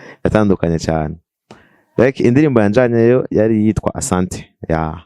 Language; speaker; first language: Rundi; native; Rundi